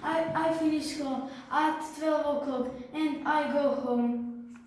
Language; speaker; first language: English; non-native, learner; Croatian